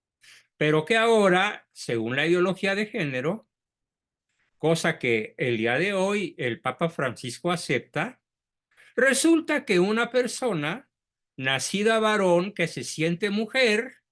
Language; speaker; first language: Spanish; native; Spanish